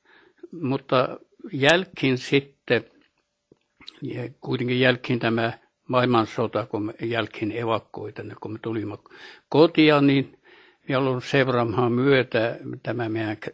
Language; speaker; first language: Finnish; early bilingual, heritage; Norwegian